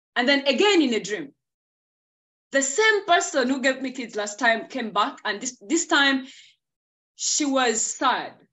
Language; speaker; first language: English; non-native, local second language; Ganda